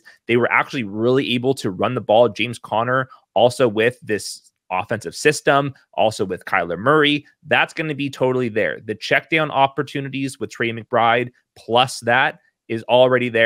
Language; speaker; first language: English; native; English